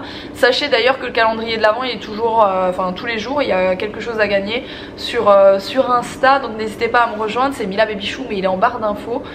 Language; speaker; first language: French; native; French